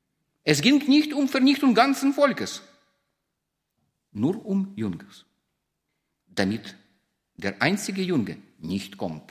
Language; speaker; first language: German; non-native, fluent; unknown